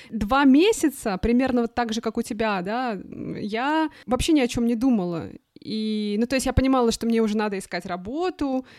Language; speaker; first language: Russian; native; Russian